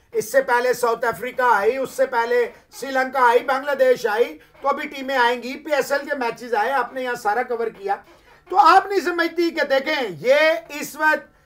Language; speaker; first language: Urdu; native; Urdu